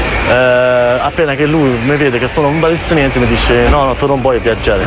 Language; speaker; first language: Italian; non-native, fluent; Arabic